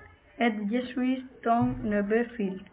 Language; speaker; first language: French; non-native, learner; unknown